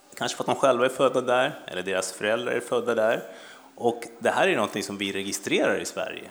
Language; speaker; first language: Swedish; early bilingual, other home language; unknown